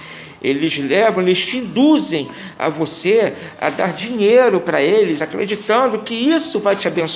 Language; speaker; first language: Portuguese; native; Portuguese